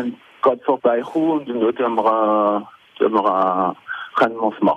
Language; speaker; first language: German; non-native, local second language; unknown